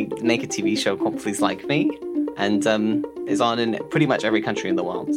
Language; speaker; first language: English; native; English